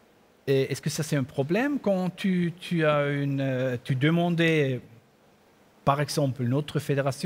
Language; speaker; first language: French; non-native, learner; German